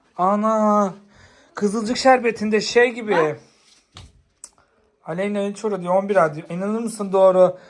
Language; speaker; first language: Turkish; native; Turkish